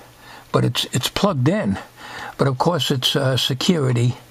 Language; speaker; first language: English; native; English